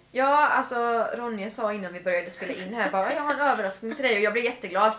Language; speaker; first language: Swedish; native; Swedish